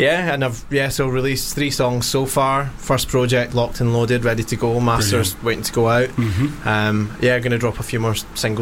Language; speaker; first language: English; native; English